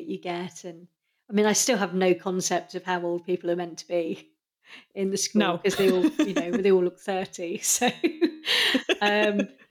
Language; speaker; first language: English; native; English